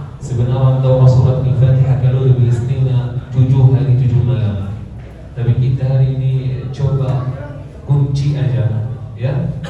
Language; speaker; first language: Malay; non-native, learner; Arabic